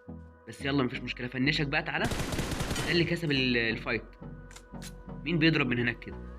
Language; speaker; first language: Arabic; native; Arabic